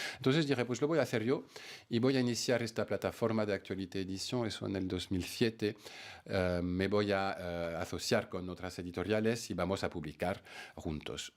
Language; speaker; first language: Spanish; non-native, fluent; French